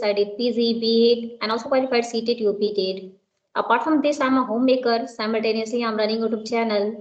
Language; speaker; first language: English; non-native, local second language; Hindi